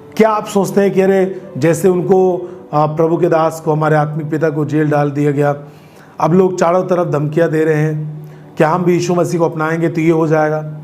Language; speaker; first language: Hindi; native; Hindi